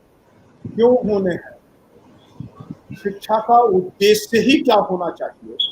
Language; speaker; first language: Hindi; native; Hindi